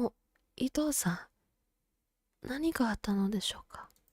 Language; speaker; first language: Japanese; non-native, learner; Vietnamese